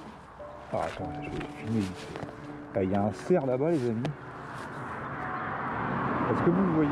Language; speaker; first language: French; native; French